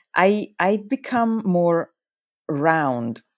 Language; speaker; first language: English; non-native, fluent; Italian